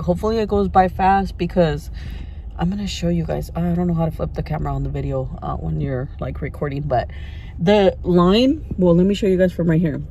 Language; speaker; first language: English; early bilingual, other home language; Spanish